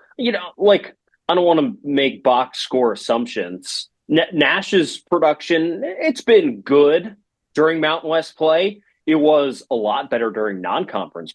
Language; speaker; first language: English; native; English